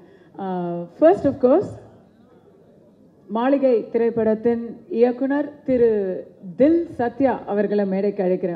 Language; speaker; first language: Tamil; native; Tamil